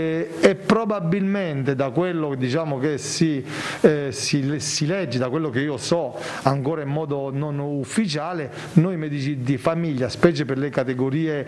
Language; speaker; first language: Italian; native; Italian